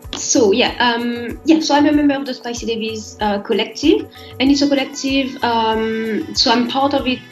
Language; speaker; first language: English; non-native, fluent; French